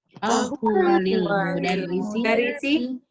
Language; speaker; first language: Arabic; non-native, learner; Indonesian